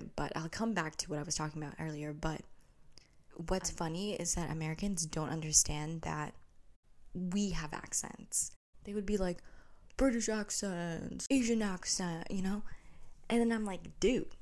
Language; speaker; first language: English; early bilingual, other home language; Filipino